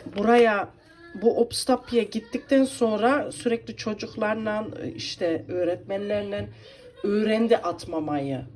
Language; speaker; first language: Turkish; early bilingual, heritage; Turkish